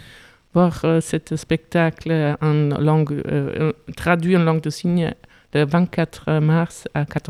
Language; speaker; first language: French; non-native, fluent; German